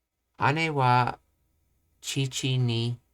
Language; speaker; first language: Japanese; non-native, learner; English